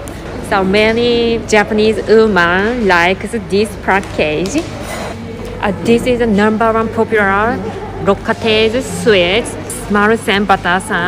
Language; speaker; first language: English; non-native, learner; Japanese